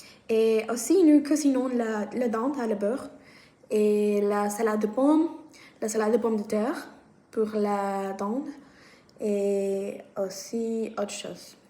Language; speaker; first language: French; non-native, learner; Spanish